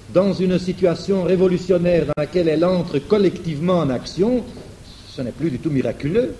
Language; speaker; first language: French; non-native, fluent; German